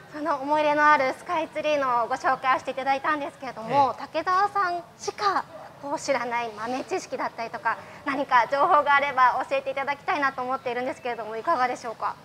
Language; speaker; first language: Japanese; native; Japanese